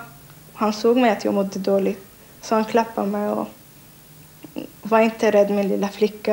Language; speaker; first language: Swedish; non-native, learner; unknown